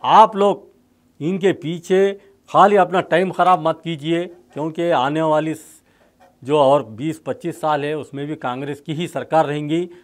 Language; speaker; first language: Urdu; native; Urdu